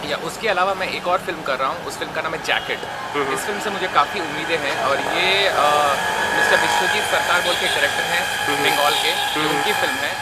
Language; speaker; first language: Hindi; non-native, local second language; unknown